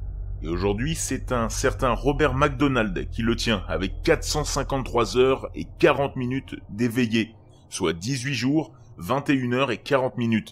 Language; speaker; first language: French; native; French